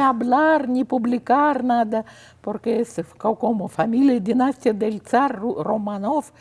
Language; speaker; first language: Spanish; non-native, fluent; Russian